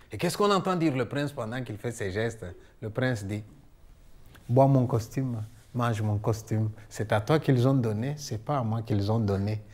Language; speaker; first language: French; non-native, local second language; Luba-Lulua